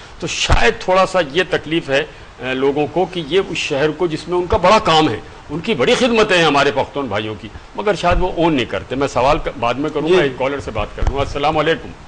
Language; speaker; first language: Urdu; native; Urdu